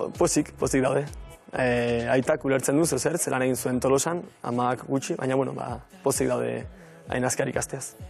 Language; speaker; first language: Basque; non-native, local second language; Spanish